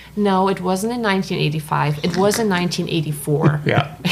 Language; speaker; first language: English; non-native, fluent; German